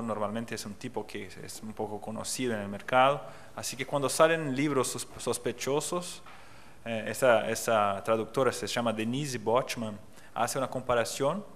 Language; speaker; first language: Spanish; non-native, fluent; Portuguese